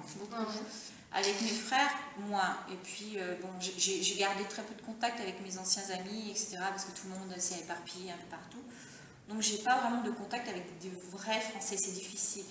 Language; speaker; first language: French; early bilingual, other home language; Italian